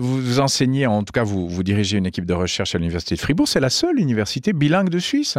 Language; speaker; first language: French; native; French